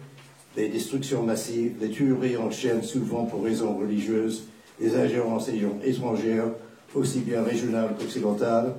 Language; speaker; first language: French; non-native, fluent; English